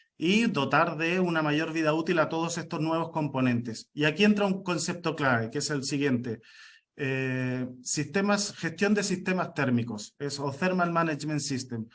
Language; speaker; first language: Spanish; native; Spanish